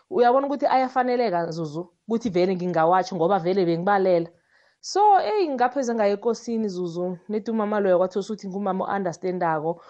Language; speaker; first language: Zulu; non-native, local second language; South Ndebele